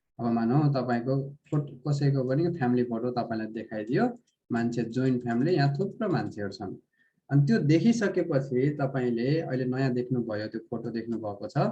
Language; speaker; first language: Nepali; native; Nepali